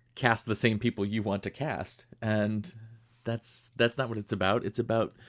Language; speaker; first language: English; native; English